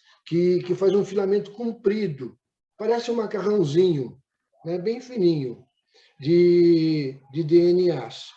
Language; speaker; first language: Portuguese; native; Portuguese